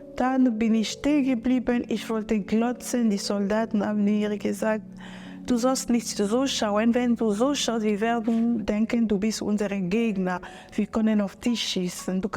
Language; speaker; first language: German; non-native, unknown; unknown